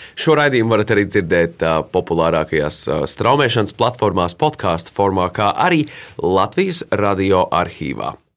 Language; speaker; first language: Latvian; native; Latvian